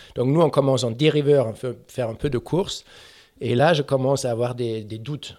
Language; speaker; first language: French; non-native, fluent; German